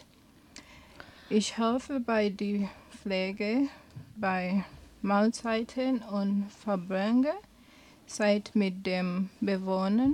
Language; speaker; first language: German; non-native, learner; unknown